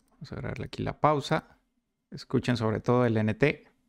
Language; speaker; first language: Spanish; native; Spanish